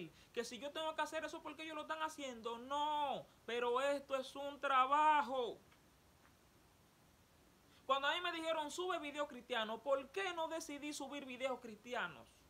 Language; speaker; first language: Spanish; native; Spanish